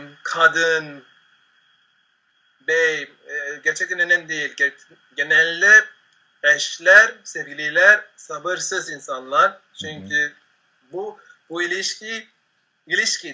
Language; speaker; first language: Turkish; non-native, learner; Spanish